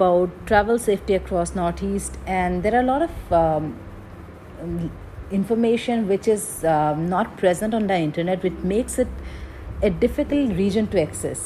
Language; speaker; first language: English; non-native, local second language; Assamese